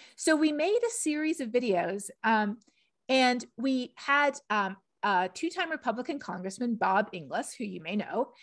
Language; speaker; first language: English; native; English